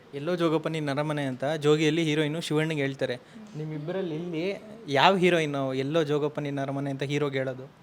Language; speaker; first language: Kannada; native; Kannada